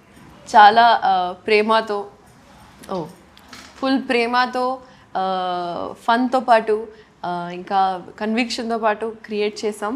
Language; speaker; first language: Telugu; non-native, local second language; Urdu